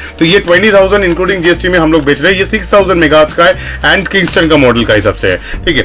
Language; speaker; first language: Hindi; non-native, local second language; Bangla